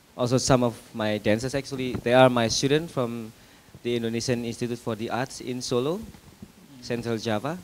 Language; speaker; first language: English; non-native, fluent; Indonesian